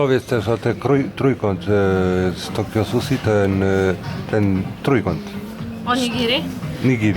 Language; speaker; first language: Polish; non-native, learner; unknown